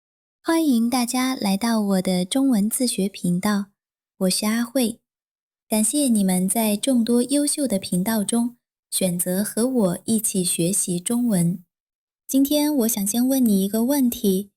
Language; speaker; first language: Chinese; non-native, fluent; Vietnamese